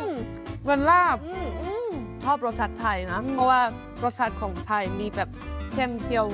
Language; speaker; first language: Thai; non-native, fluent; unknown